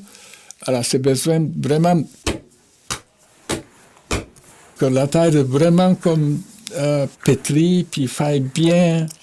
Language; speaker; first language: French; non-native, fluent; Japanese